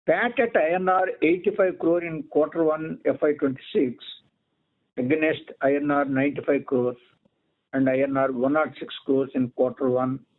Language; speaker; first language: English; non-native, local second language; Telugu